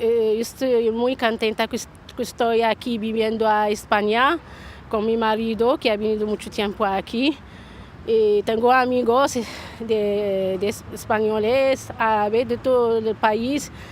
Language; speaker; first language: Spanish; non-native, learner; Arabic